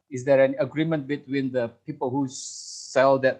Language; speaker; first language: English; non-native, fluent; Indonesian